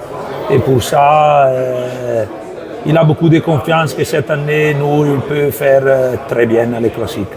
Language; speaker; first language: French; non-native, learner; Italian